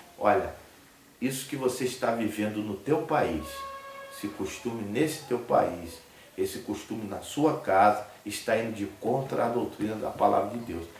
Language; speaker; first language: Portuguese; native; Portuguese